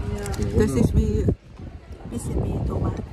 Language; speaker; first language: German; non-native, learner; Thai